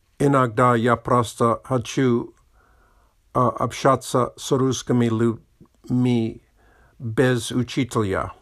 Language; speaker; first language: Russian; non-native, learner; English